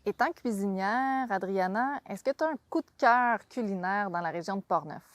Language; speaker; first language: French; native; French